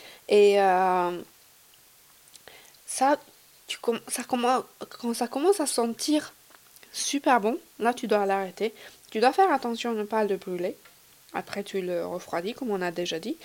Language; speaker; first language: French; non-native, fluent; Hungarian